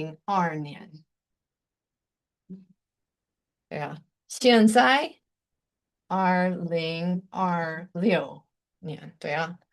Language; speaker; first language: Chinese; non-native, fluent; English